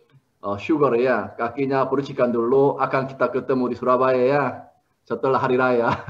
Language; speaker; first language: Indonesian; non-native, learner; Korean